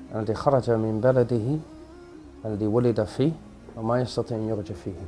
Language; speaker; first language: Arabic; non-native, fluent; English